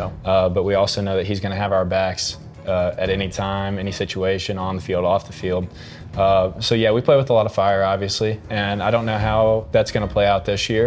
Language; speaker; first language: English; native; English